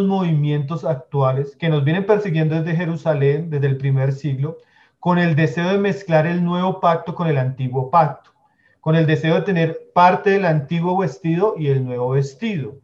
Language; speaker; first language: Spanish; native; Spanish